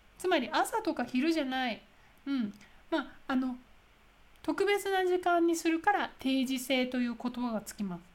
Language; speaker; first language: Japanese; native; Japanese